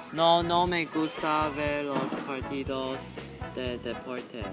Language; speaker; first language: Spanish; non-native, learner; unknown